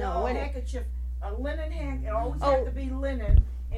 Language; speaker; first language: English; early bilingual, other home language; Armenian